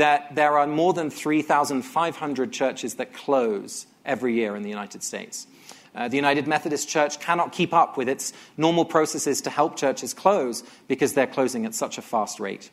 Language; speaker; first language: English; native; English